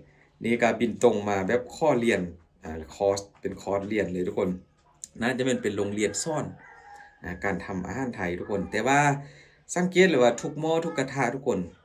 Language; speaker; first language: Thai; non-native, local second language; Northeastern Thai